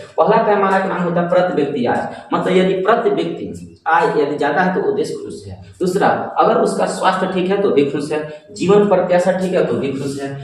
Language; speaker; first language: Hindi; native; Hindi